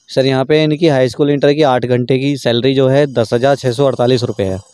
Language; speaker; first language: Hindi; native; Hindi